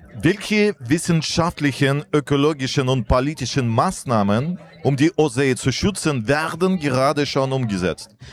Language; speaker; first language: German; non-native, fluent; Russian